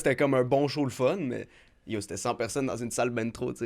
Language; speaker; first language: French; native; French